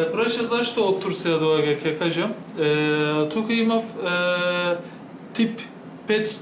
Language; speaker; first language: Macedonian; non-native, learner; Turkish